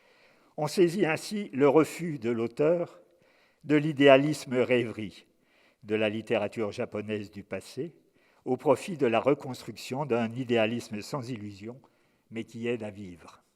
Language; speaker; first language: French; native; French